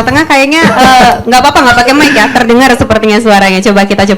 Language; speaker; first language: Indonesian; native; Indonesian